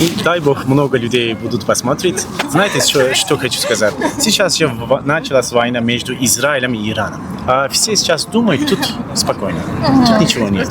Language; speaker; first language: Russian; non-native, learner; Turkish